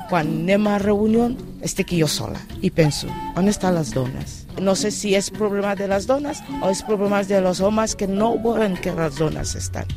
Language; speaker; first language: Catalan; non-native, fluent; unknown